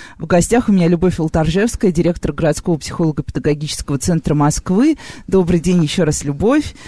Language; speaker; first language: Russian; native; Russian